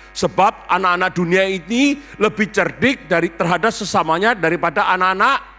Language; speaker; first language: Indonesian; native; Indonesian